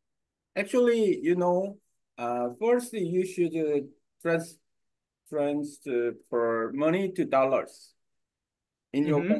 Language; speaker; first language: English; non-native, learner; Korean